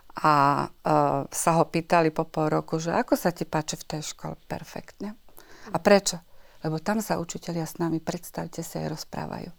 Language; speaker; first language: Slovak; native; Slovak